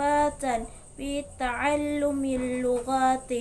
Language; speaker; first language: Arabic; non-native, learner; Indonesian